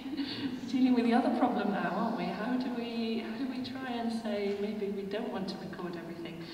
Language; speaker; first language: English; native; English